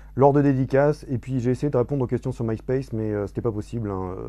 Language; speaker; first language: French; native; French